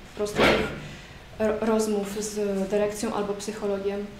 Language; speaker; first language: Polish; non-native, fluent; Ukrainian